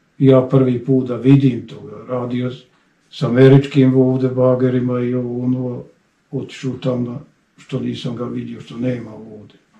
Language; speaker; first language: Bosnian; native; Bosnian